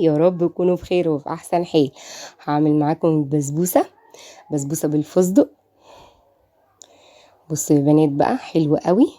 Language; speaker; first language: Arabic; native; Arabic